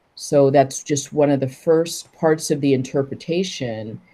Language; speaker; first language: English; native; English